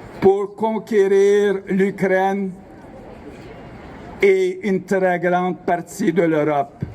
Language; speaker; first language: French; non-native, local second language; Ukrainian